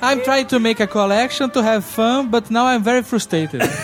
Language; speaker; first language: English; non-native, learner; Portuguese